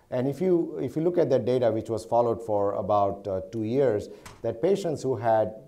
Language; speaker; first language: English; non-native, local second language; Gujarati